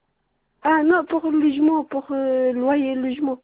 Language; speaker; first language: French; non-native, learner; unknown